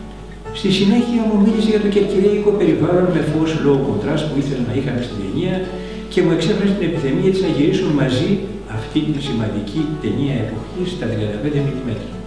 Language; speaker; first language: Greek; native; Greek